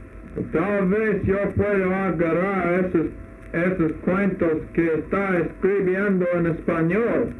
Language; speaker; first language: Spanish; non-native, learner; English